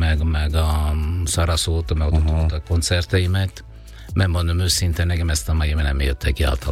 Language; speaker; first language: Hungarian; non-native, fluent; Italian